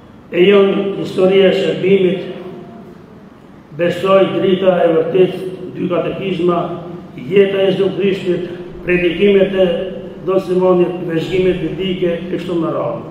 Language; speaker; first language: Albanian; native; Albanian